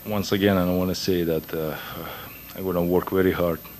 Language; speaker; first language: English; non-native, fluent; Russian